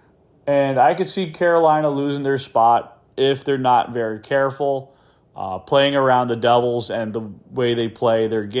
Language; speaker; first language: English; native; English